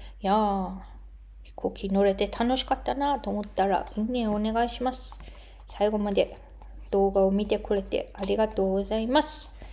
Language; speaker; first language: Japanese; non-native, fluent; German